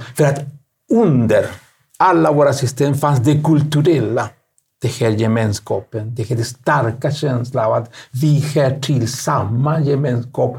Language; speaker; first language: Swedish; non-native, fluent; Spanish